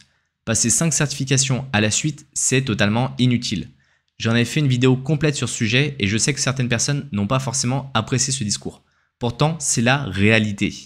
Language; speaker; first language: French; native; French